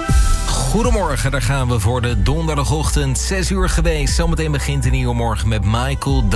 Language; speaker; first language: Dutch; native; Dutch